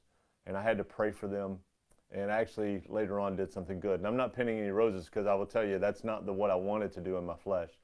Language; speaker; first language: English; native; English